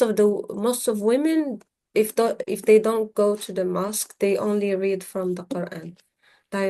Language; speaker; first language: English; non-native, fluent; Arabic